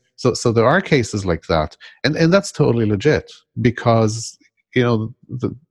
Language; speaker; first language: English; non-native, fluent; Hebrew